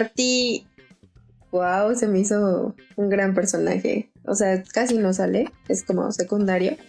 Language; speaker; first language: Spanish; native; Spanish